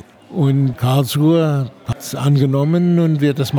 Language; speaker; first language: German; non-native, fluent; English